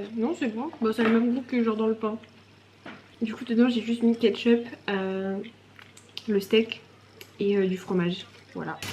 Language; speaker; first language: French; native; French